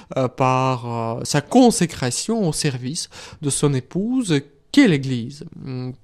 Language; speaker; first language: French; non-native, fluent; Russian